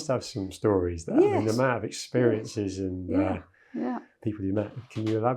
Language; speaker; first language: English; native; English